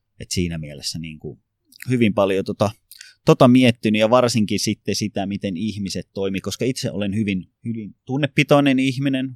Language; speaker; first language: Finnish; native; Finnish